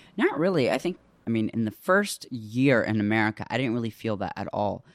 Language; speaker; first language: English; early bilingual, other home language; Arabic